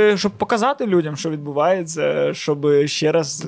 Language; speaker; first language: Ukrainian; non-native, local second language; Russian